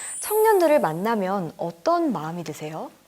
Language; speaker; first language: Korean; native; Korean